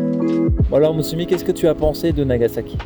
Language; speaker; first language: French; native; French